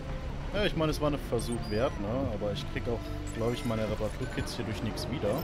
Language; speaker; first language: German; native; German